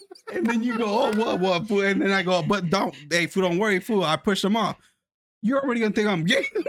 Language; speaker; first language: English; early bilingual, other home language; Spanish